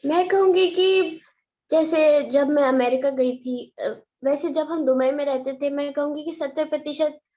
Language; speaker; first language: Hindi; early bilingual, heritage; Hindi